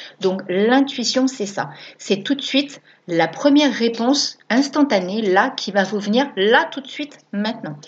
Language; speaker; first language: French; native; French